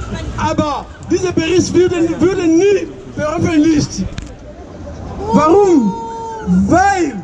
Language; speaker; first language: German; non-native, fluent; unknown